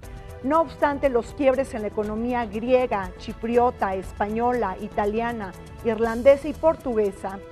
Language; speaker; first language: Spanish; native; Spanish